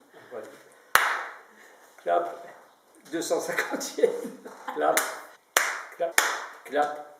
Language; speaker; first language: French; native; French